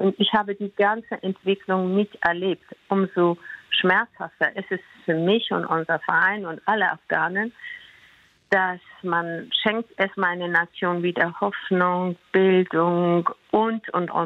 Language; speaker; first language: German; non-native, fluent; Persian